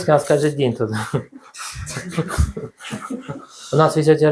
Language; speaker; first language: Russian; native; Russian